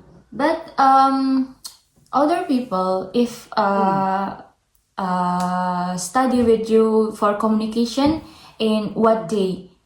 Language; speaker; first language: English; non-native, learner; Indonesian